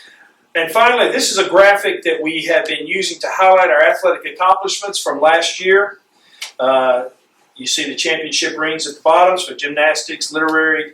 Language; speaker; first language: English; native; English